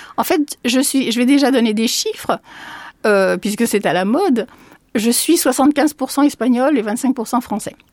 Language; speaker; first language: French; early bilingual, other home language; Spanish